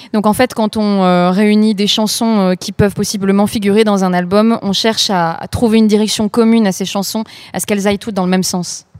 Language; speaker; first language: French; native; French